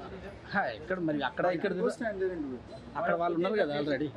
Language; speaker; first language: Telugu; native; Telugu